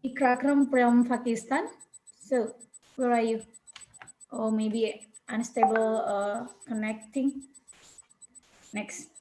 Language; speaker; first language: English; non-native, learner; Indonesian